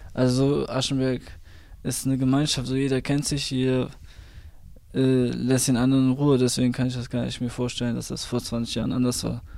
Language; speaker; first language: German; native; German